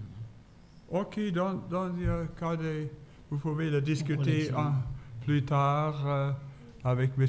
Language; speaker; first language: French; non-native, fluent; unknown